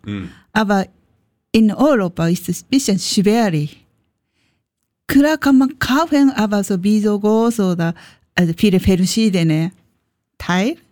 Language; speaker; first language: German; non-native, learner; Japanese